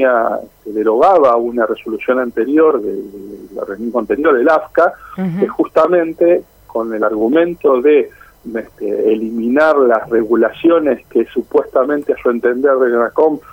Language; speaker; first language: Spanish; native; Spanish